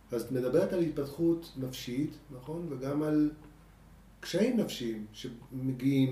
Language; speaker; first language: Hebrew; native; Hebrew